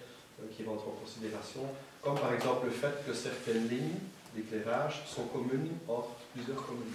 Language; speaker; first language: French; native; French